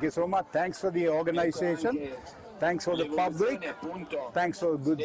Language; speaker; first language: English; non-native, learner; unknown